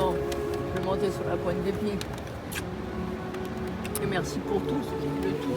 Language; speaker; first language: French; native; French